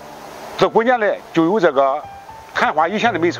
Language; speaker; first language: Chinese; native; Chinese